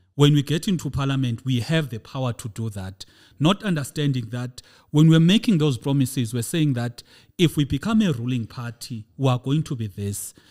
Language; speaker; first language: English; non-native, local second language; Xhosa